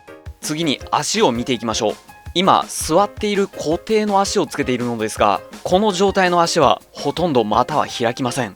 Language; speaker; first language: Japanese; native; Japanese